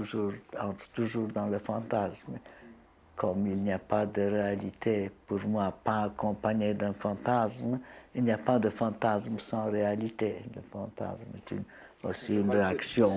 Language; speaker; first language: French; non-native, fluent; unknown